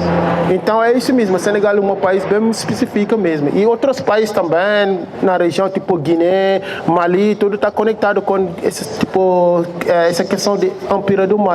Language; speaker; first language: Portuguese; non-native, fluent; Wolof